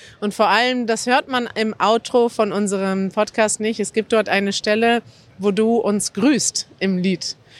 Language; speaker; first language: German; native; German